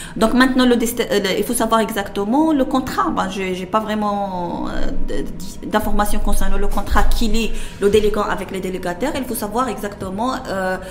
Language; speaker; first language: French; non-native, local second language; Arabic